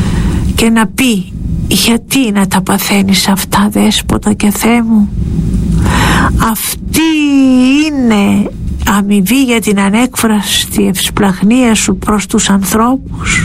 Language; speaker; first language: Greek; native; Greek